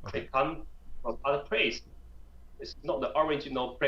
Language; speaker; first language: English; non-native, learner; Chinese